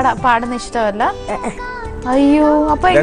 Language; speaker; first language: Malayalam; native; Malayalam